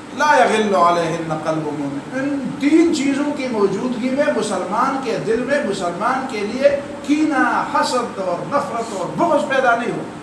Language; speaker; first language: Urdu; non-native, local second language; Pashto